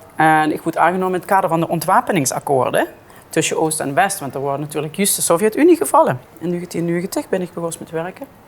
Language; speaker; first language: Dutch; native; Dutch